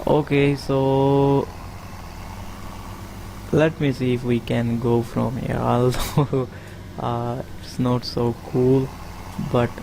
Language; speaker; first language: English; non-native, fluent; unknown